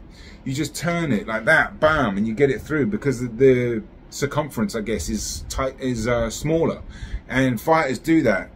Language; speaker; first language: English; native; English